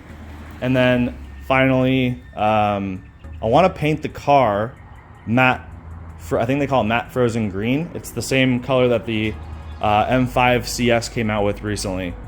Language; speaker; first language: English; native; English